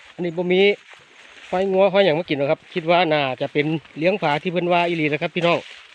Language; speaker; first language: Thai; native; Thai